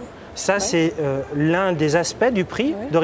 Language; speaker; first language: French; native; French